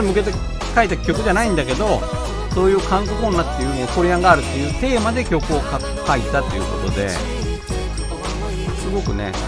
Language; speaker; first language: Japanese; native; Japanese